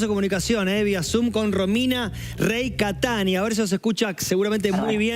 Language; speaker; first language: Spanish; native; Spanish